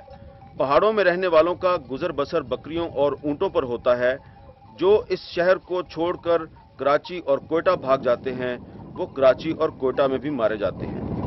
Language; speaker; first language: Urdu; native; Urdu